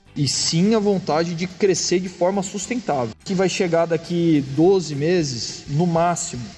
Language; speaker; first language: Portuguese; native; Portuguese